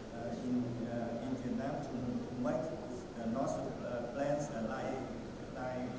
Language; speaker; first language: English; non-native, learner; Vietnamese